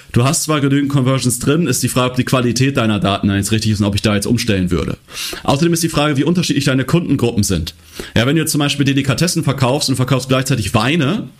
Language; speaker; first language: German; native; German